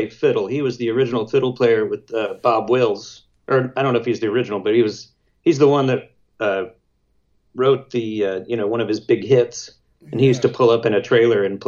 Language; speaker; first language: English; native; English